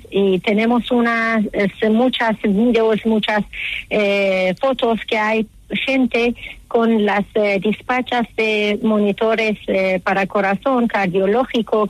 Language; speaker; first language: Spanish; non-native, learner; Persian